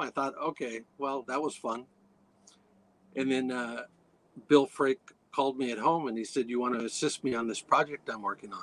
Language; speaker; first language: English; native; English